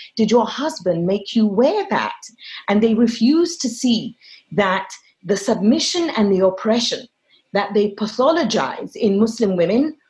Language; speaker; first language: English; non-native, fluent; Arabic